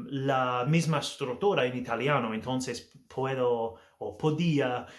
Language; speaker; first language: Spanish; non-native, learner; English